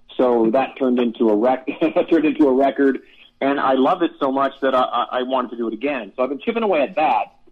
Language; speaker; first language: English; native; English